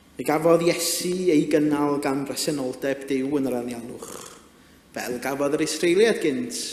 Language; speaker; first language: Welsh; native; Welsh